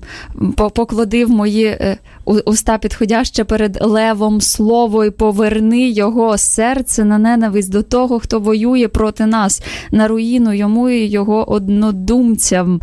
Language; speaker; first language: Ukrainian; native; Ukrainian